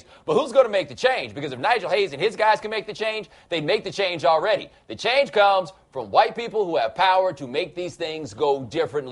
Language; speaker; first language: English; native; English